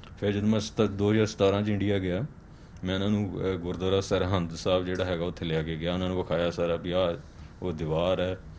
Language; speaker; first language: Punjabi; native; Punjabi